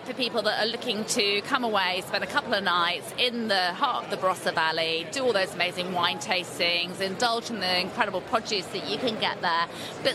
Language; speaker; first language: English; native; English